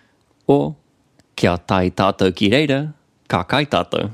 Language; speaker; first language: Māori; non-native, local second language; English